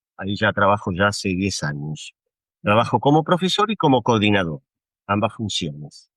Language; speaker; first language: Spanish; native; Spanish